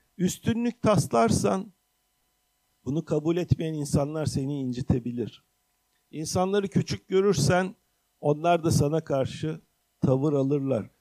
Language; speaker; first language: Turkish; native; Turkish